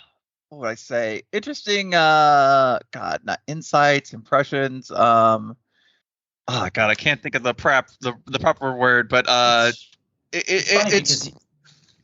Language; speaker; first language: English; native; English